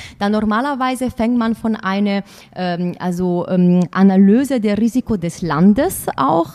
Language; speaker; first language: German; non-native, fluent; Italian